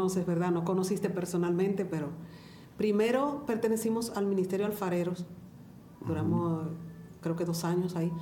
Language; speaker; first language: Spanish; native; Spanish